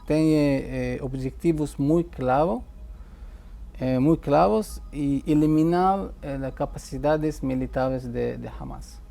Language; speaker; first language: Spanish; non-native, fluent; Hebrew